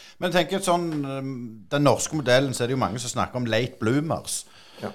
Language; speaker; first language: Norwegian; native; Norwegian